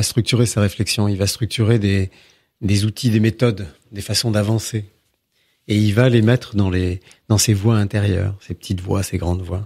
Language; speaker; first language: French; native; French